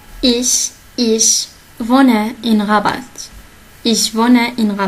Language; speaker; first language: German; non-native, learner; Arabic